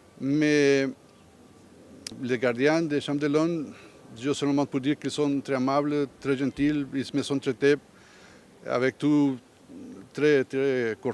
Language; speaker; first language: French; non-native, learner; Spanish